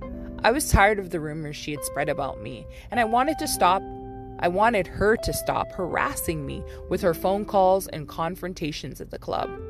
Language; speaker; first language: English; native; English